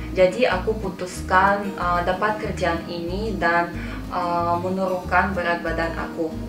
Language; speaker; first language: Indonesian; non-native, fluent; Russian